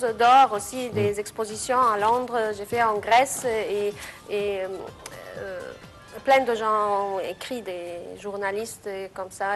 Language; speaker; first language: French; non-native, fluent; Arabic